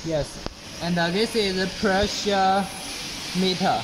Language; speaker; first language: English; non-native, learner; Chinese